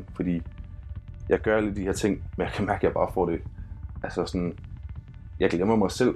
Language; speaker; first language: Danish; native; Danish